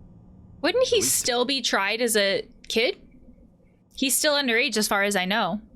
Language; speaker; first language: English; native; English